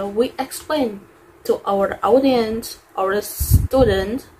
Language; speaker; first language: English; non-native, learner; Indonesian